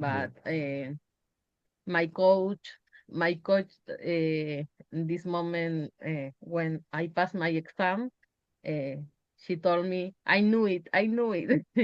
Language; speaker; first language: English; non-native, learner; Spanish